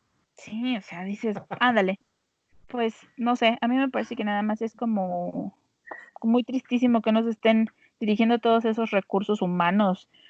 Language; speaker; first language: Spanish; native; Spanish